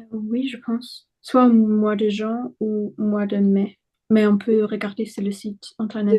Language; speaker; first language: French; non-native, fluent; German